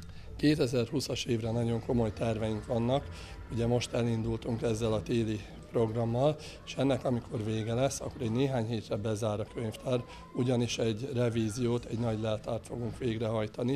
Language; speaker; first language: Hungarian; native; Hungarian